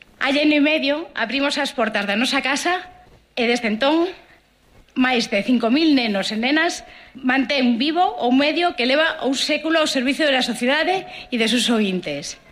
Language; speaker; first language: Galician; non-native, local second language; Spanish